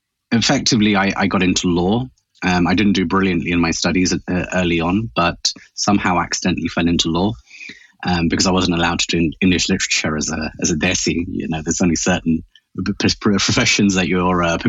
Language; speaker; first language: English; native; English